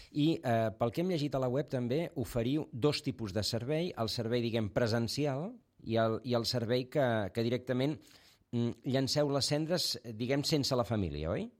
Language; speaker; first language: Catalan; native; Catalan